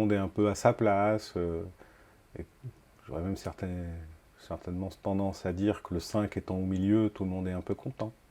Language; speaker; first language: French; native; French